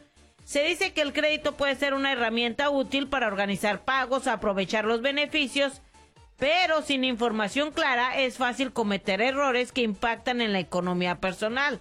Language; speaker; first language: Spanish; native; Spanish